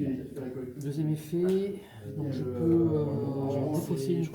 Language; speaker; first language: French; native; French